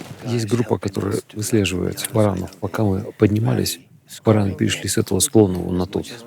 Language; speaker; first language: Russian; native; Russian